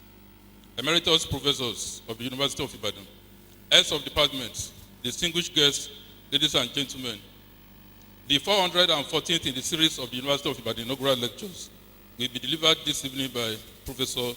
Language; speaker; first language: English; non-native, local second language; Yoruba